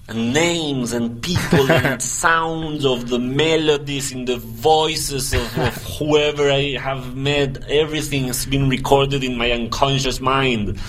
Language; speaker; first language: English; non-native, fluent; Spanish